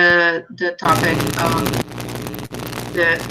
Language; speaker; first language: English; non-native, fluent; Portuguese